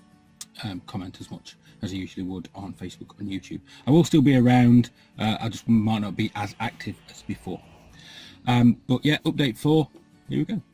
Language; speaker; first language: English; native; English